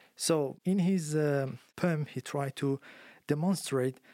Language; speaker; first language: English; non-native, fluent; Persian